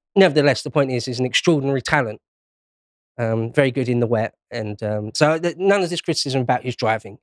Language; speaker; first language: English; native; English